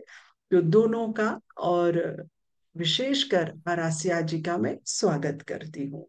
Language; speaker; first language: Hindi; non-native, local second language; Morisyen